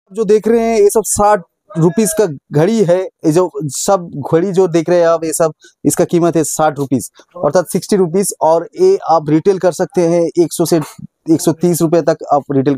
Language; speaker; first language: Hindi; non-native, local second language; Bangla